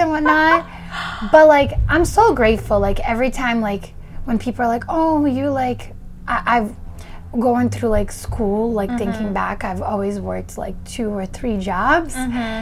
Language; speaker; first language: English; early bilingual, other home language; Portuguese